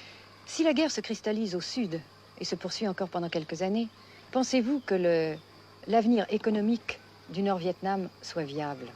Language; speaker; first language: French; native; French